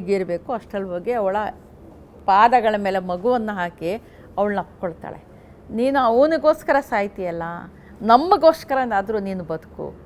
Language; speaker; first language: Kannada; non-native, local second language; Urdu